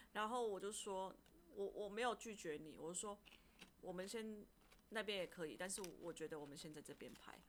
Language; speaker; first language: Chinese; native; Chinese